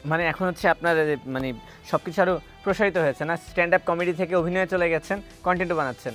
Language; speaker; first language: Bangla; native; Bangla